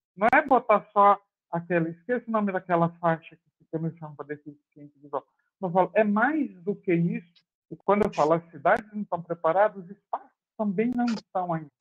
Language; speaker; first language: Portuguese; native; Portuguese